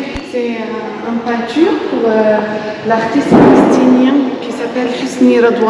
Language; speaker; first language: French; non-native, fluent; Arabic